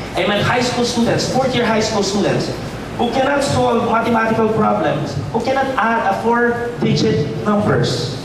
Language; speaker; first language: English; non-native, local second language; Filipino